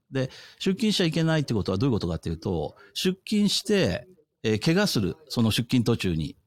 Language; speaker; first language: Japanese; native; Japanese